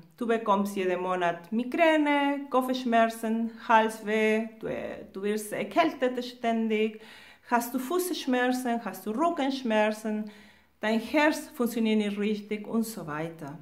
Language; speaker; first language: German; non-native, fluent; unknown